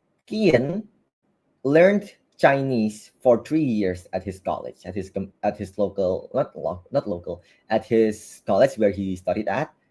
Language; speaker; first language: English; non-native, fluent; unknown